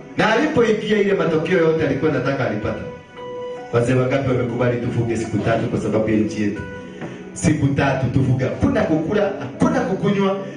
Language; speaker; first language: Swahili; non-native, local second language; Kikuyu